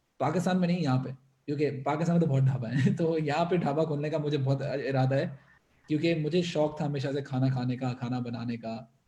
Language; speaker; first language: Urdu; native; Urdu